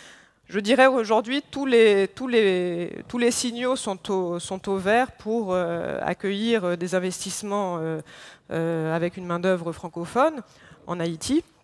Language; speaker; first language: French; non-native, local second language; Haitian Creole